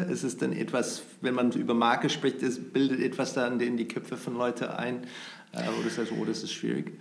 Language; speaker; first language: German; non-native, fluent; English